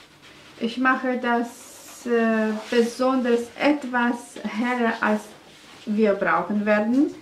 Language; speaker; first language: German; non-native, learner; Russian